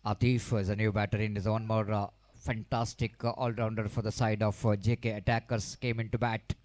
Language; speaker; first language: English; non-native, local second language; Kannada